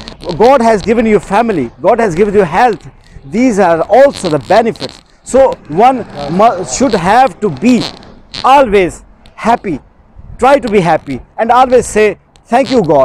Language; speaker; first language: English; non-native, local second language; Urdu